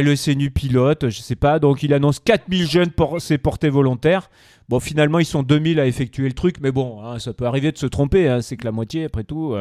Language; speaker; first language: French; native; French